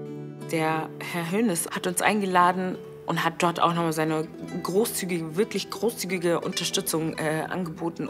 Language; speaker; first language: German; early bilingual, other home language; Wolof